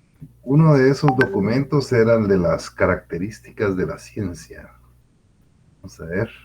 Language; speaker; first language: Spanish; native; Spanish